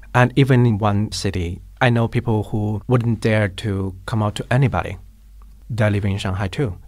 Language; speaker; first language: English; non-native, fluent; Chinese